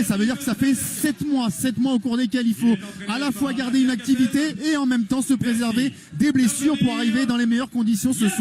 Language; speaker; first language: French; native; French